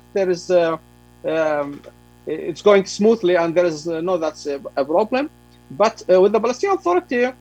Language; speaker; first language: English; non-native, fluent; Arabic